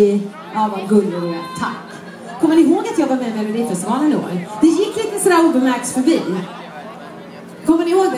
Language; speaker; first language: Swedish; native; Swedish